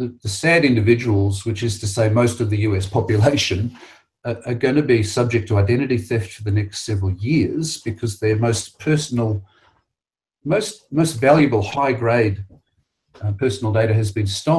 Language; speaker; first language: English; native; English